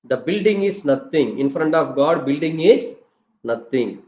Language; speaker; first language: English; non-native, local second language; Tamil